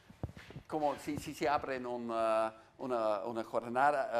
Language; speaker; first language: Spanish; non-native, fluent; German